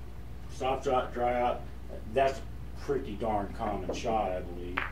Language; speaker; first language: English; native; English